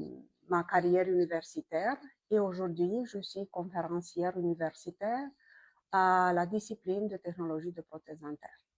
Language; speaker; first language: French; non-native, fluent; Romanian